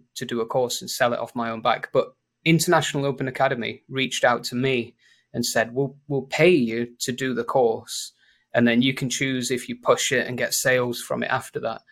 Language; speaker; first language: English; native; English